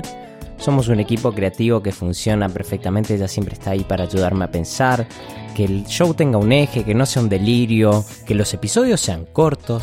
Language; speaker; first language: Spanish; native; Spanish